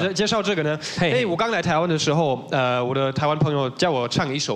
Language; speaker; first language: Chinese; non-native, fluent; German